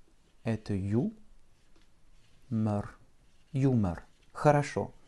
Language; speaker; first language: Russian; non-native, fluent; French